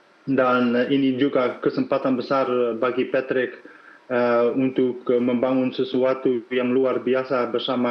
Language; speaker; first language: Indonesian; non-native, fluent; Dutch